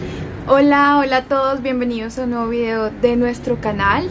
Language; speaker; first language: Spanish; native; Spanish